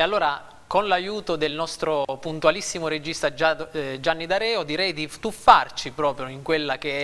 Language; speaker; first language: Italian; native; Italian